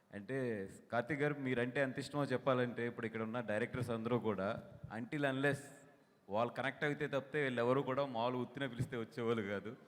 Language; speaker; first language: Telugu; native; Telugu